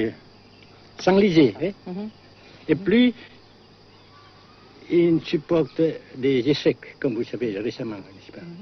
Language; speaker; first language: French; non-native, local second language; Vietnamese